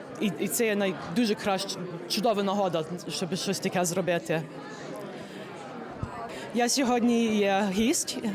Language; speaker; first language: Ukrainian; early bilingual, heritage; English